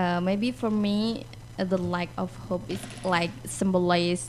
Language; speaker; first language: English; non-native, learner; Indonesian